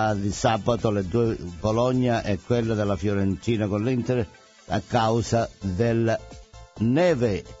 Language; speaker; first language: Italian; native; Italian